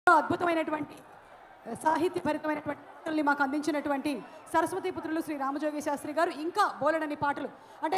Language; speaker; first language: Telugu; native; Telugu